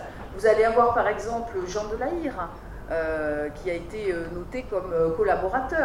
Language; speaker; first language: French; native; French